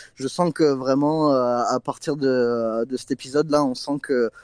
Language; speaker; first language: French; non-native, fluent; English